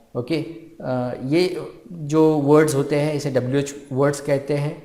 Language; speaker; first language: Hindi; non-native, local second language; Marathi